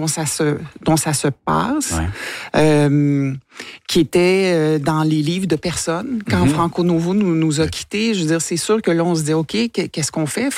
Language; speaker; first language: French; native; French